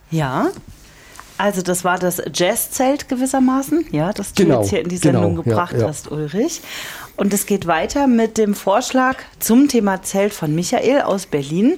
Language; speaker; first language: German; native; German